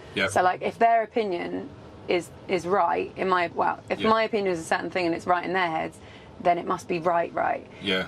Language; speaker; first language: English; native; English